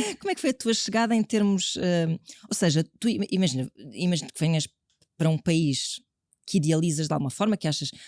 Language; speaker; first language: Portuguese; native; Portuguese